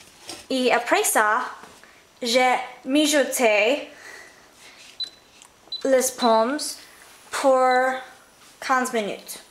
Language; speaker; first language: French; non-native, learner; English